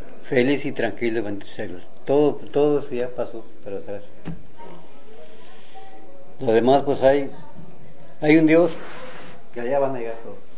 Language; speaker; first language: Spanish; native; Spanish